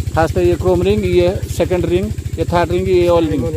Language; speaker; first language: Hindi; non-native, local second language; Odia